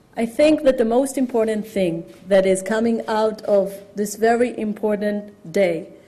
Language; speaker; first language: English; non-native, fluent; Hebrew